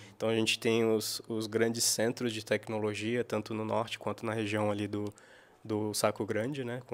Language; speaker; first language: Portuguese; native; Portuguese